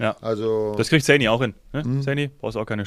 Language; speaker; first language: German; native; German